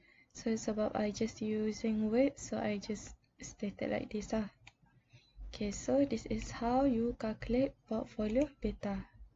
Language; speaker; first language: English; non-native, local second language; Malay